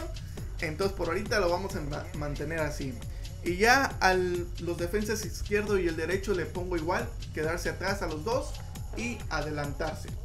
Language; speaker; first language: Spanish; native; Spanish